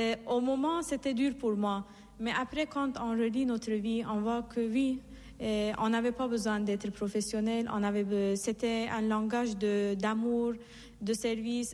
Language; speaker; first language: French; non-native, fluent; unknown